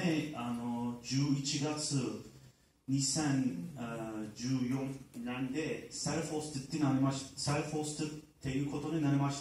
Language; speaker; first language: Japanese; non-native, learner; Turkish